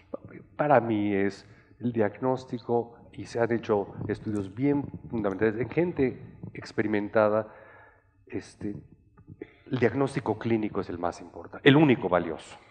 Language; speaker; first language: Spanish; native; Spanish